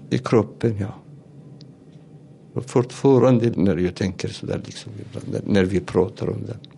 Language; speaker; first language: Swedish; non-native, learner; Turoyo